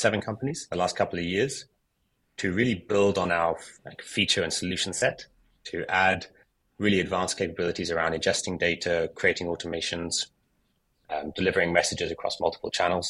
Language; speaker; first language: English; native; English